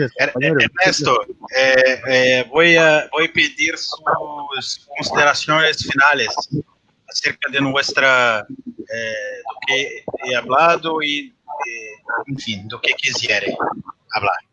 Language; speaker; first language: Spanish; non-native, learner; Portuguese